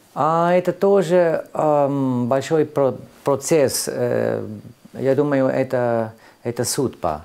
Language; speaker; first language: Russian; non-native, learner; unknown